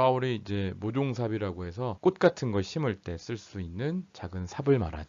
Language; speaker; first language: Korean; native; Korean